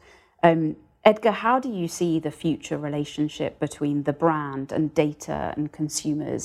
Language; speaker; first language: English; native; English